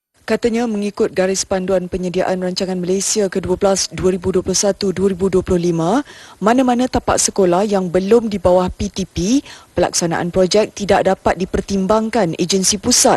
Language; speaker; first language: Malay; native; Malay